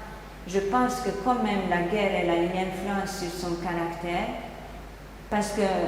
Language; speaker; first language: French; non-native, fluent; Hungarian